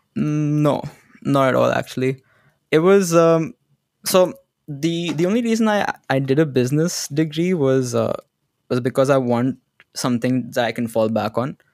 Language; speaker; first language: English; non-native, local second language; Hindi